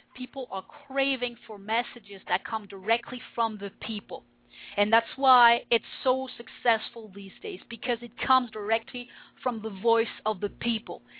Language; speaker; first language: English; non-native, fluent; French